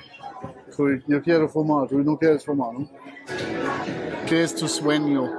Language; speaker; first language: Spanish; non-native, learner; German